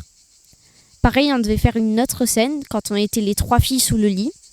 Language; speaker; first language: French; early bilingual, other home language; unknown